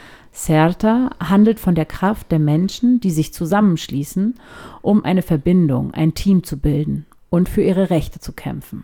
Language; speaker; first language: German; native; German